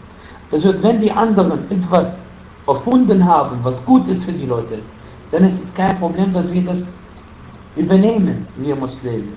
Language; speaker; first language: German; non-native, fluent; Arabic